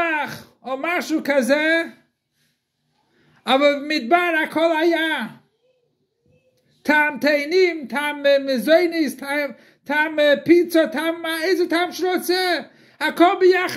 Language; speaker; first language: Hebrew; non-native, fluent; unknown